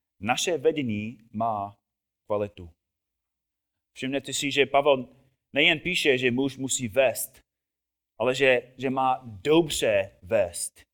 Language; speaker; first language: Czech; non-native, fluent; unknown